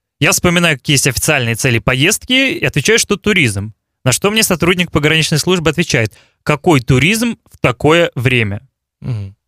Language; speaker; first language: Russian; native; Russian